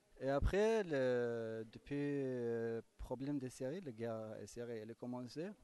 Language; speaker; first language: French; non-native, learner; Kurdish